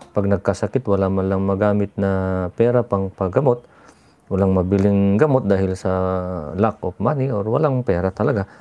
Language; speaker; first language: Filipino; non-native, local second language; Iloko